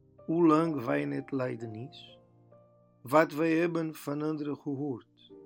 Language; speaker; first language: Dutch; non-native, fluent; Portuguese